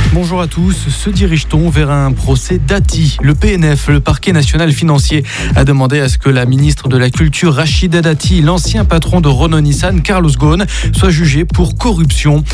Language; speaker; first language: French; native; French